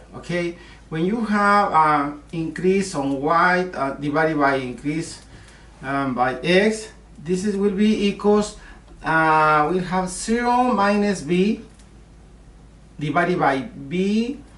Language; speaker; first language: English; non-native, learner; Spanish